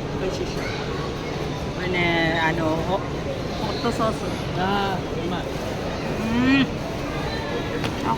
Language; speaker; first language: Japanese; non-native, fluent; Filipino